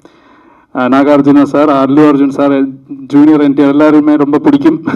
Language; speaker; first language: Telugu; non-native, learner; Malayalam